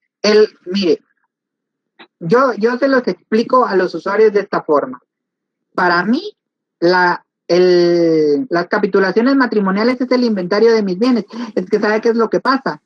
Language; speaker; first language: Spanish; native; Spanish